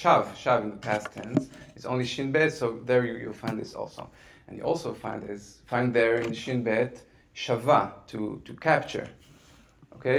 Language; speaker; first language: English; non-native, fluent; Hebrew